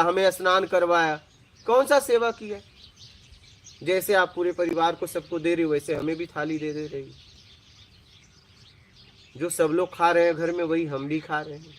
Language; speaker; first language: Hindi; native; Hindi